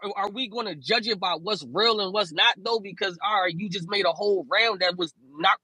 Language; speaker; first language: English; native; English